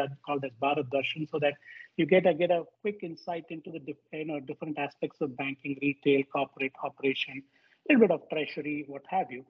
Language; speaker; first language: English; non-native, local second language; Tamil